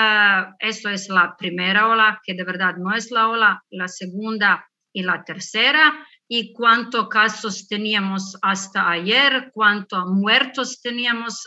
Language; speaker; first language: Spanish; non-native, learner; Croatian